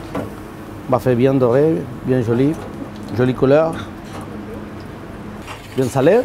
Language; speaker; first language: French; non-native, fluent; Spanish